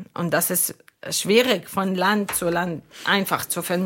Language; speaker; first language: German; non-native, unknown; Arabic